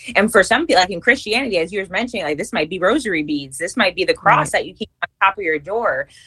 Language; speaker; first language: English; native; English